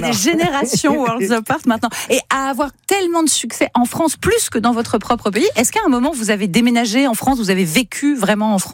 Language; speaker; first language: French; native; French